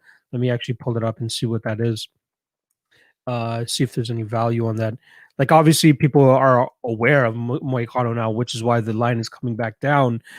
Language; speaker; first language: English; native; English